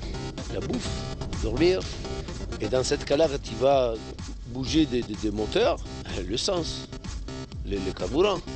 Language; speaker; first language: French; non-native, learner; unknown